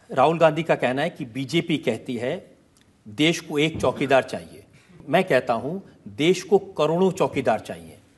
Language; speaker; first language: Hindi; native; Hindi